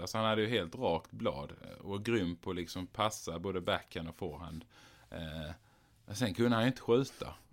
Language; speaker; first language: Swedish; native; Swedish